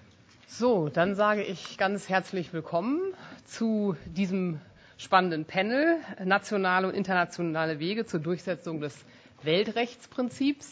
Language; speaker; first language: German; native; German